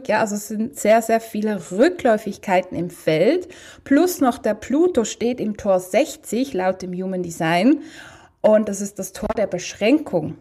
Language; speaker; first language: German; native; German